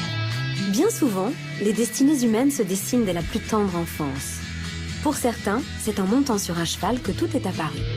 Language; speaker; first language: French; native; French